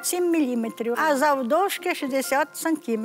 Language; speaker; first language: Ukrainian; native; Ukrainian